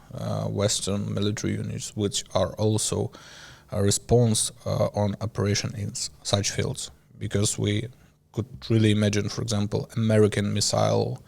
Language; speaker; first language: English; non-native, learner; Ukrainian